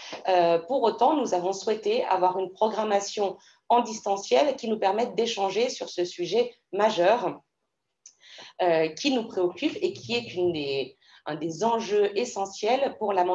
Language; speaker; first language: French; native; French